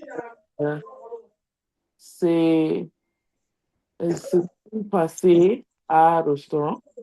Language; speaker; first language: French; non-native, learner; English